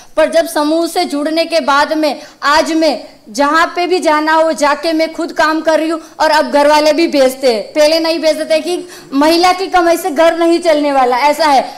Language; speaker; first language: Hindi; native; Hindi